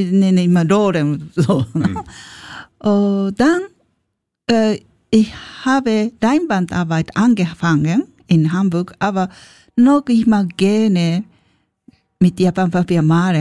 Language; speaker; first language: German; non-native, learner; Japanese